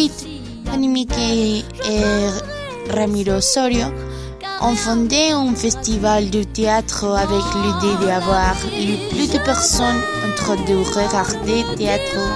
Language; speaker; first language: French; non-native, learner; Spanish